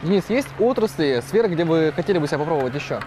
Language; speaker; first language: Russian; native; Russian